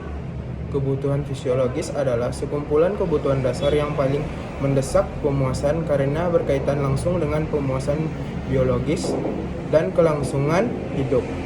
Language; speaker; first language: Indonesian; native; Indonesian